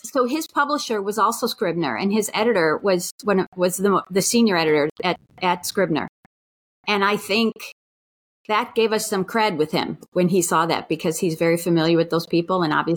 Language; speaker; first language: English; native; English